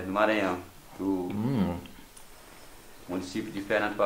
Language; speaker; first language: Portuguese; non-native, local second language; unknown